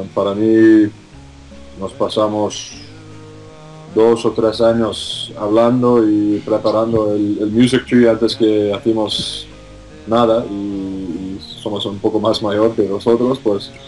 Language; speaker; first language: Spanish; non-native, fluent; English